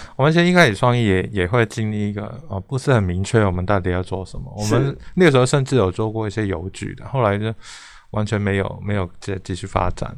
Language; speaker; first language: Chinese; non-native, fluent; Cantonese